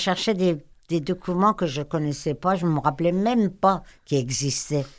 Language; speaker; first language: French; non-native, fluent; Persian